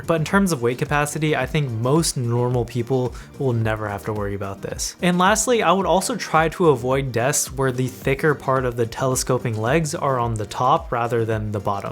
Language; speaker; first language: English; native; English